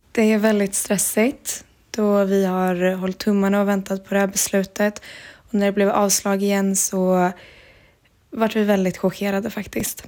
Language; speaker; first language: Swedish; early bilingual, other home language; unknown